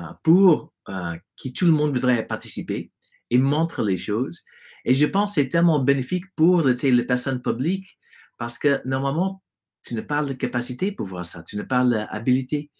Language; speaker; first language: French; non-native, fluent; English